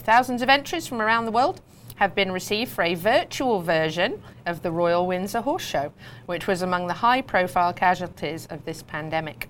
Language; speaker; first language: English; native; English